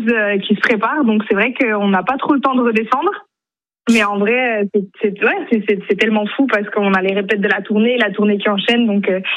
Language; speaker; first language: French; native; French